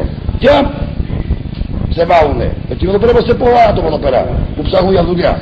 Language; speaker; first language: Greek; non-native, local second language; Macedonian